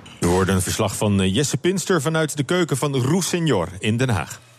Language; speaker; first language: Dutch; native; Dutch